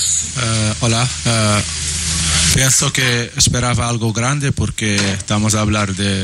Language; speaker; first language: Spanish; non-native, learner; Portuguese